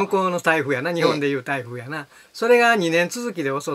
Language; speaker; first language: Japanese; native; Japanese